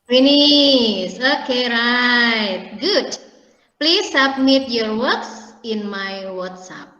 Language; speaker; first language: English; non-native, learner; Indonesian